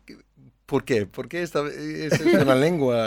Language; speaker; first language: Spanish; non-native, learner; English